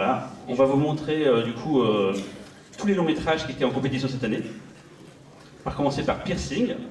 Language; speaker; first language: French; native; French